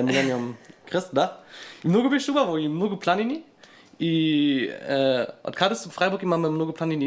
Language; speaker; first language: Macedonian; non-native, learner; German